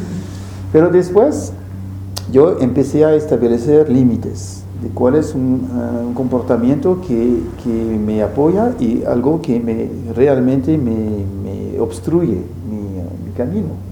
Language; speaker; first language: Spanish; non-native, fluent; French